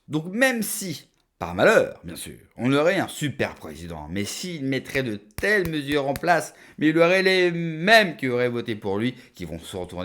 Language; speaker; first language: French; native; French